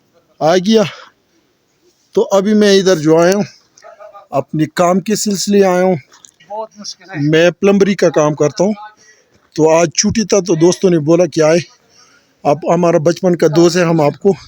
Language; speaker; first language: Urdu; non-native, local second language; Pashto